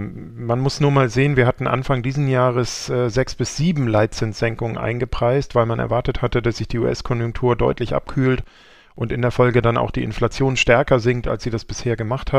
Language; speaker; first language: German; native; German